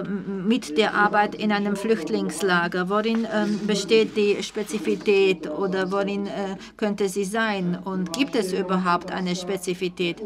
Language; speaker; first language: German; non-native, fluent; Czech